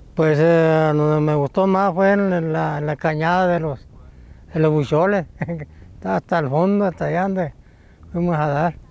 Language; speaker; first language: Spanish; native; Spanish